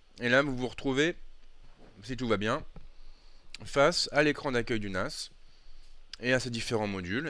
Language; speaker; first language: French; native; French